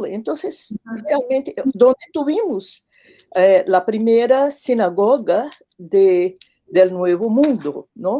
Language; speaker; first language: Spanish; non-native, fluent; Portuguese